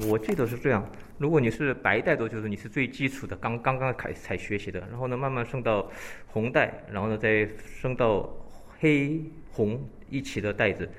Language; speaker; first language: Chinese; early bilingual, heritage; Chinese